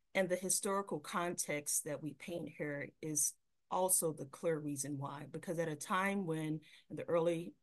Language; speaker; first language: English; native; English